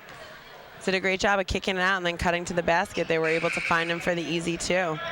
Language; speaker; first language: English; native; English